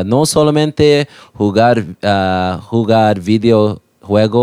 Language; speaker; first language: Spanish; non-native, learner; English